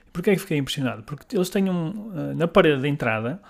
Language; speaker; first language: Portuguese; native; Portuguese